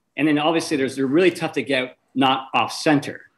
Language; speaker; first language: English; native; English